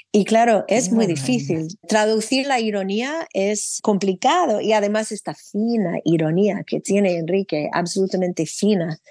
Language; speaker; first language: Spanish; non-native, fluent; English